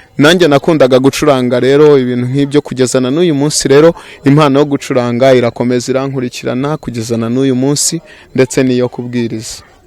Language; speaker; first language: Kinyarwanda; native; Kinyarwanda